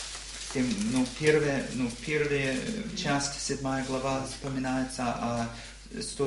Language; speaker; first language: Russian; non-native, learner; English